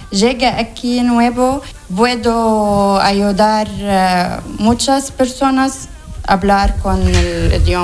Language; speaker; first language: Spanish; non-native, learner; Arabic